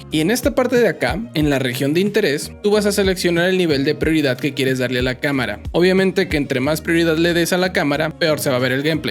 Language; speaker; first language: Spanish; native; Spanish